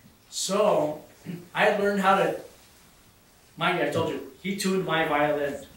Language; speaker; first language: English; early bilingual, other home language; Spanish